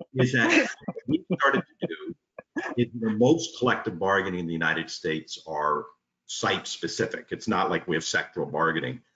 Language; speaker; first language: English; native; English